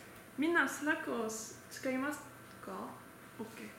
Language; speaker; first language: Japanese; non-native, learner; French